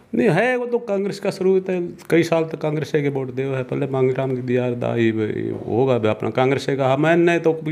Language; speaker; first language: Hindi; native; Hindi